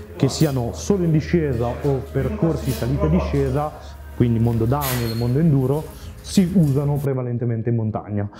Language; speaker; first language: Italian; native; Italian